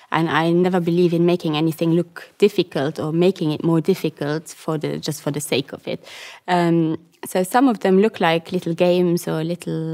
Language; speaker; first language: English; non-native, fluent; Luxembourgish